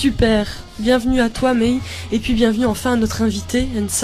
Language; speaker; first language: French; native; French